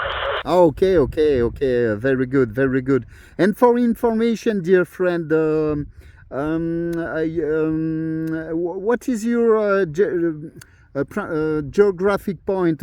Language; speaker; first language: English; non-native, learner; French